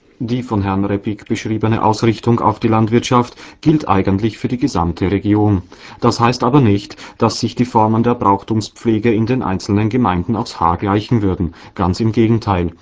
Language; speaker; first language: German; native; German